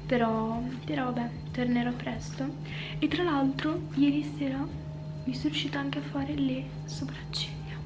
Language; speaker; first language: Italian; native; Italian